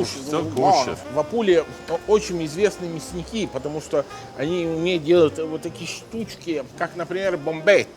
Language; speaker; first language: Russian; non-native, fluent; Italian